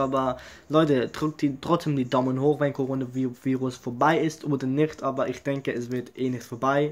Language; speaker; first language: German; early bilingual, other home language; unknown